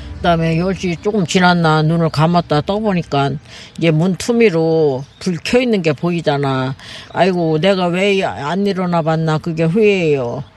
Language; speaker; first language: Korean; native; Korean